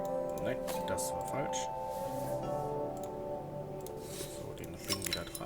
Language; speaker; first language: German; native; German